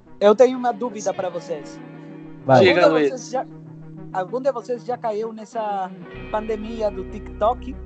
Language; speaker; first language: Portuguese; non-native, fluent; Spanish